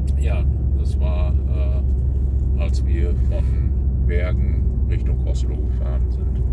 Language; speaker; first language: German; native; German